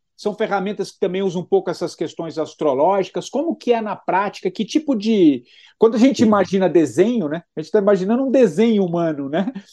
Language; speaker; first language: Portuguese; native; Portuguese